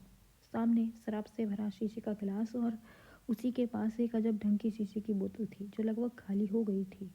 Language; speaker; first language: Hindi; native; Hindi